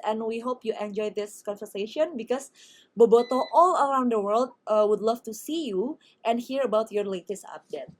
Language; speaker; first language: English; non-native, fluent; Indonesian